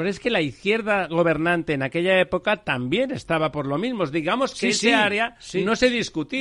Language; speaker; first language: Spanish; native; Spanish